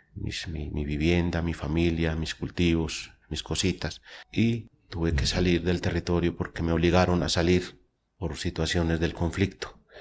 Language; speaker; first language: Spanish; native; Spanish